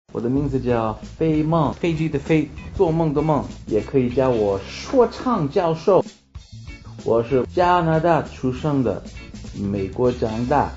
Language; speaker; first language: Chinese; non-native, fluent; English